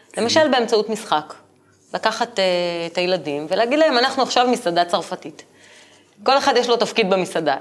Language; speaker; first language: Hebrew; native; Hebrew